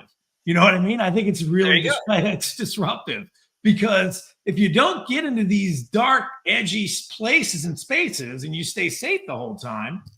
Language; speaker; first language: English; native; English